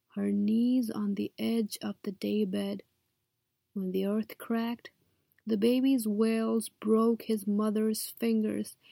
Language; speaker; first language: English; non-native, local second language; Nepali